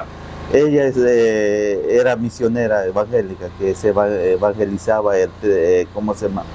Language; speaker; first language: Spanish; non-native, local second language; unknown